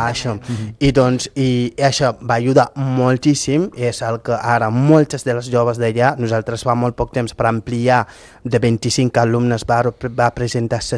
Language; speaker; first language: Catalan; non-native, fluent; Fula